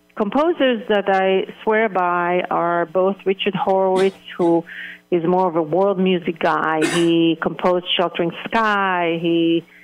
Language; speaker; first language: English; early bilingual, other home language; Hebrew